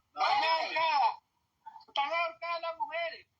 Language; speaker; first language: Spanish; native; Spanish